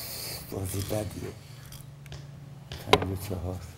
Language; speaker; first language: Persian; native; Persian